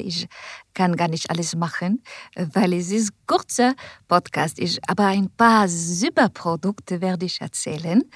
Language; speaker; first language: German; non-native, learner; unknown